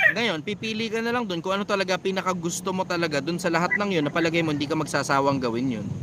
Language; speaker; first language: Filipino; native; Filipino